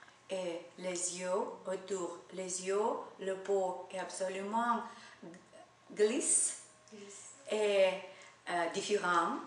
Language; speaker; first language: French; non-native, learner; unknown